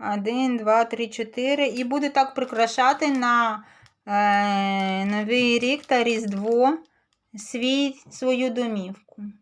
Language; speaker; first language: Ukrainian; native; Ukrainian